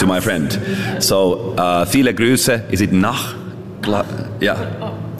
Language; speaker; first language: German; non-native, learner; Finnish